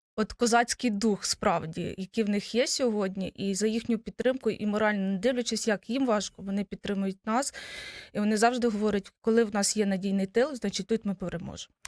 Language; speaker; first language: Ukrainian; native; Ukrainian